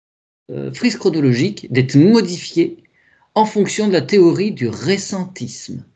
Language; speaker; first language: French; native; French